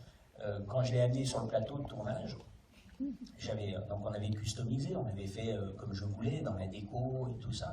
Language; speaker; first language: French; native; French